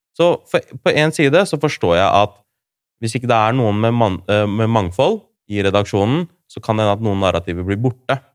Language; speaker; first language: Norwegian; early bilingual, other home language; Urdu